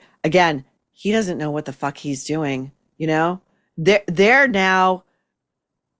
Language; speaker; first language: English; native; English